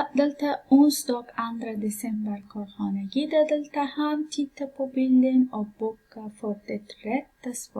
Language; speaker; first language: Swedish; non-native, fluent; Pashto